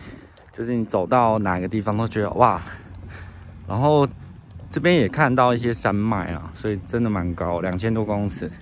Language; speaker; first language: Chinese; native; Chinese